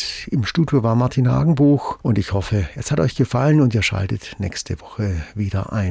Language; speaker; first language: German; native; German